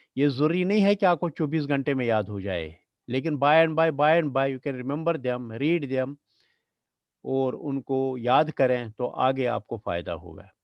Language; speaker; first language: Hindi; non-native, local second language; Kashmiri